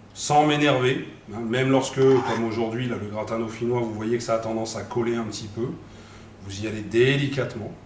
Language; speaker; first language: French; native; French